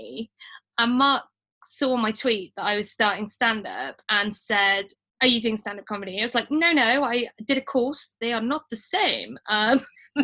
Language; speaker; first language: English; native; English